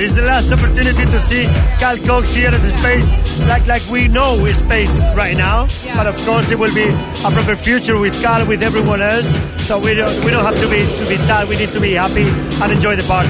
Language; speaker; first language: English; non-native, fluent; Spanish